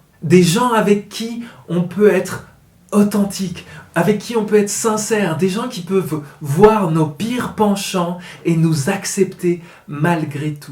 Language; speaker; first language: French; native; French